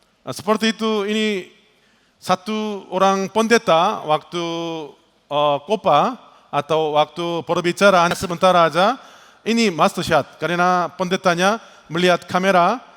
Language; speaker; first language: Indonesian; non-native, learner; Korean